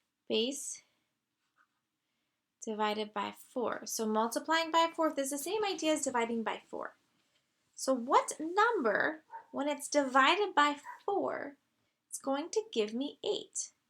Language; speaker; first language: English; native; English